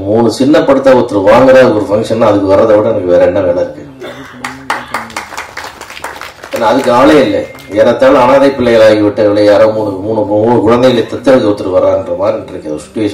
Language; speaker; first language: Tamil; native; Tamil